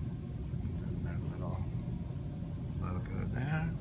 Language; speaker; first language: English; native; English